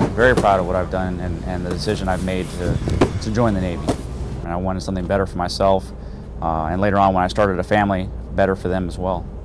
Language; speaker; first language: English; native; English